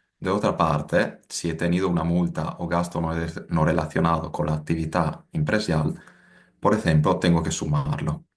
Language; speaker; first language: Spanish; non-native, fluent; Italian